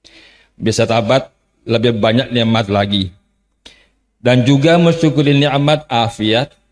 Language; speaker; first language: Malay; non-native, fluent; Javanese